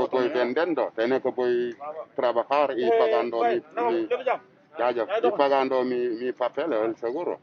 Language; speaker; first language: Spanish; non-native, learner; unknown